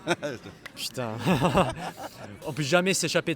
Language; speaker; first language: French; non-native, fluent; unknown